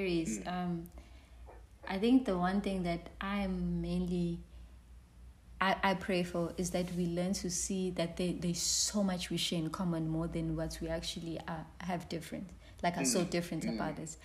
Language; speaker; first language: English; non-native, local second language; Zulu